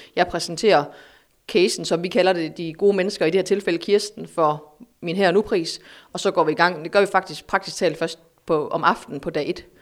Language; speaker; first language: Danish; native; Danish